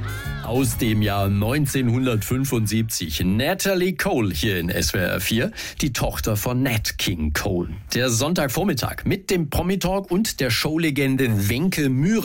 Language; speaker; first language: German; native; German